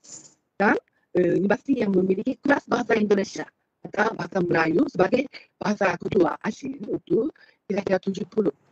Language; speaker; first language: Indonesian; non-native, fluent; Japanese